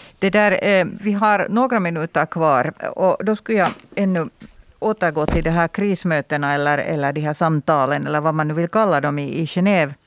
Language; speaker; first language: Swedish; native; Swedish